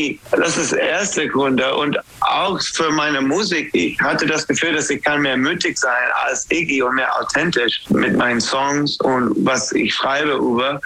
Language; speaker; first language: German; non-native, learner; English